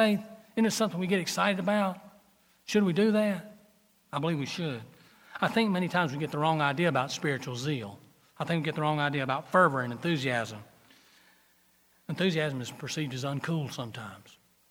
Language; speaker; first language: English; native; English